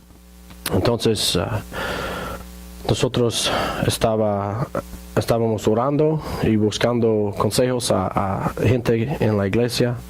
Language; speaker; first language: Spanish; non-native, fluent; English